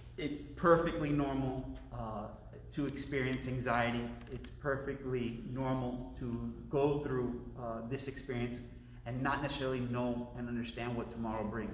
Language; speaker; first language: English; early bilingual, other home language; Spanish